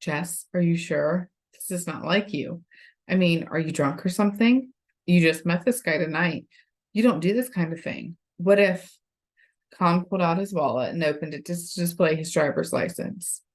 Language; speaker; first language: English; native; English